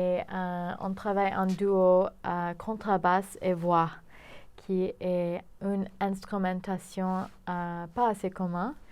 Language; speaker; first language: French; non-native, fluent; English